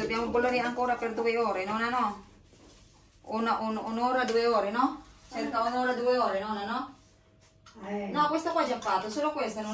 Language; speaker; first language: Italian; non-native, learner; Filipino